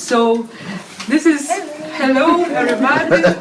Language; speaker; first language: English; non-native, learner; Russian